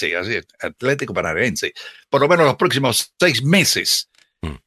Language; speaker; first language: Spanish; native; Spanish